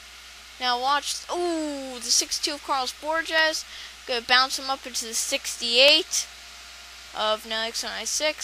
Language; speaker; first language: English; native; English